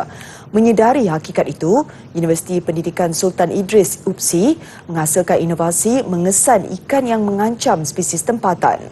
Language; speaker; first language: Malay; native; Malay